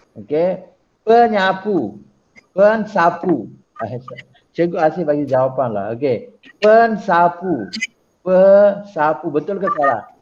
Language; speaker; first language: Malay; non-native, local second language; Tamil